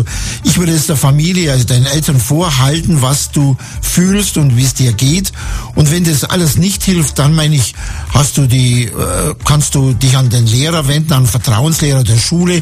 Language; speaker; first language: German; native; German